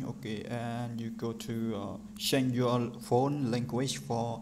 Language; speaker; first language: English; non-native, learner; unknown